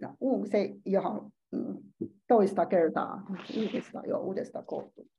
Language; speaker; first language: Finnish; non-native, learner; Chinese